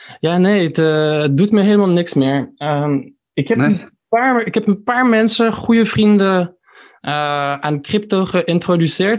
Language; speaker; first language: Dutch; early bilingual, heritage; Dutch